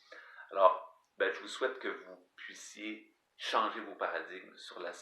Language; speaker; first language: French; native; French